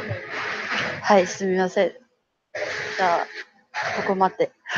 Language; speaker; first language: Japanese; non-native, fluent; Chinese